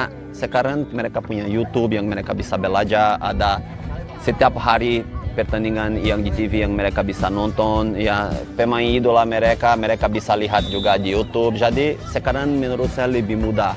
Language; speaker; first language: Indonesian; non-native, fluent; Portuguese